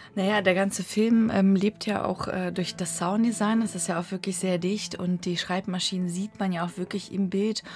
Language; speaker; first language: German; early bilingual, other home language; Russian